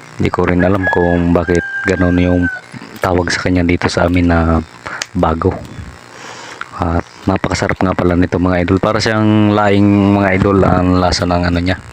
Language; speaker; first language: Filipino; non-native, local second language; Masbatenyo